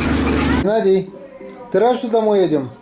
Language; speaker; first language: Russian; native; Russian